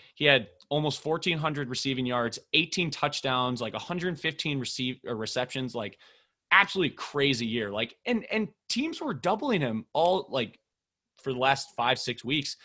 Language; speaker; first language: English; native; English